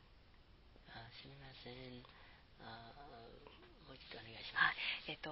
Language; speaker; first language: Japanese; non-native, learner; Nepali